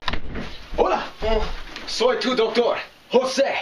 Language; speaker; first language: Spanish; non-native, learner; English